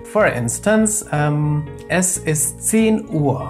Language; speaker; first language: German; non-native, fluent; Nepali